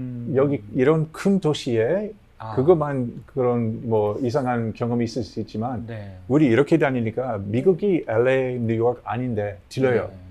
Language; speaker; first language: Korean; non-native, learner; English